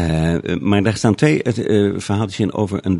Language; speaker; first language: Dutch; native; Dutch